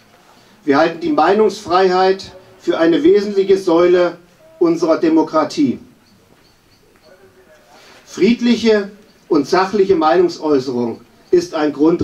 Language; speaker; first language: German; native; German